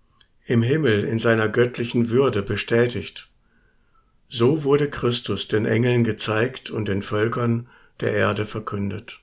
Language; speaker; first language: German; native; German